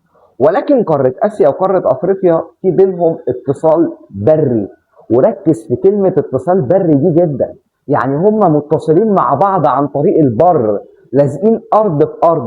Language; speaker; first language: Arabic; native; Arabic